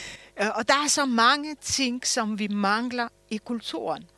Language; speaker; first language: Danish; early bilingual, other home language; Polish